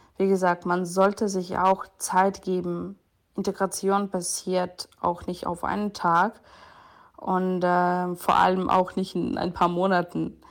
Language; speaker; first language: German; non-native, fluent; Ukrainian